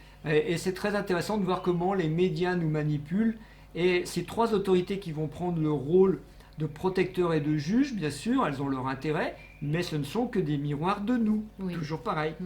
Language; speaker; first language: French; native; French